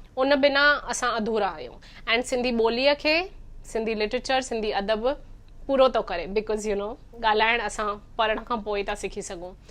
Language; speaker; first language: Sindhi; early bilingual, heritage; Sindhi